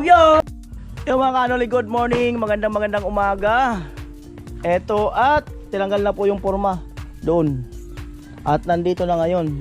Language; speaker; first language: Filipino; native; Filipino